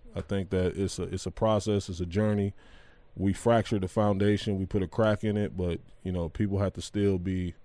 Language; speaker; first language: English; native; English